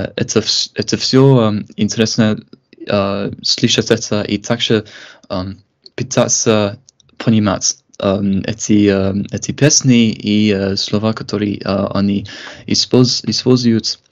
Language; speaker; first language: Russian; non-native, fluent; English